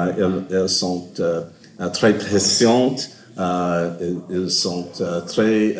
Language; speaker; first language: French; non-native, learner; English